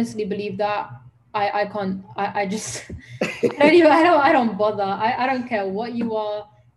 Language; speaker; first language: English; native; English